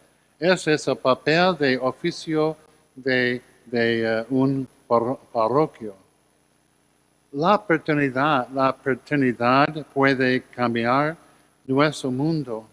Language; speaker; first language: Spanish; non-native, learner; English